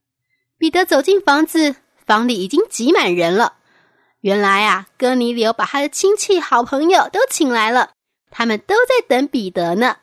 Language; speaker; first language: Chinese; native; Chinese